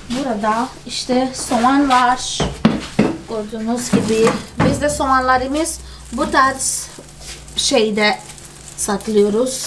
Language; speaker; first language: Turkish; non-native, fluent; Portuguese